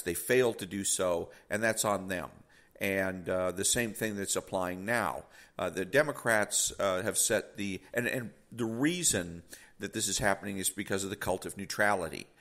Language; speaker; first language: English; native; English